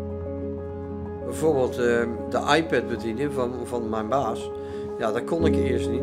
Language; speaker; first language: Dutch; native; Dutch